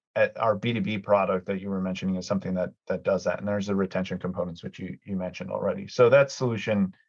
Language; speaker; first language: English; early bilingual, other home language; Greek